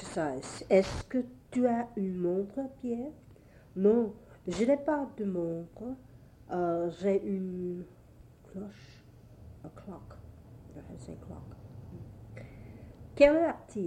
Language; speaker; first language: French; non-native, learner; English